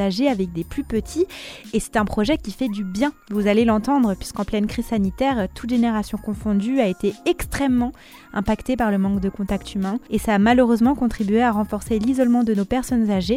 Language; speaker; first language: French; native; French